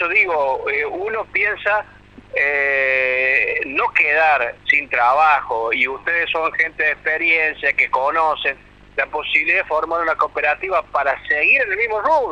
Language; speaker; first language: Spanish; native; Spanish